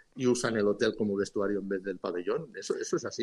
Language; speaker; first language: Spanish; non-native, local second language; Catalan